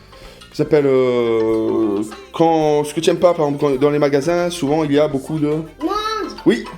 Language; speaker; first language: French; native; French